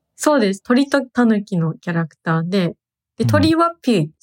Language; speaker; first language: Japanese; native; Japanese